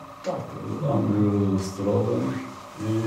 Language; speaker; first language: Polish; non-native, fluent; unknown